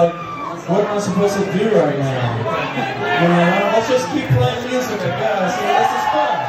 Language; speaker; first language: English; native; English